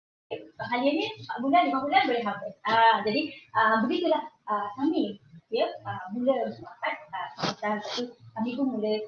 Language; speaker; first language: Malay; native; Malay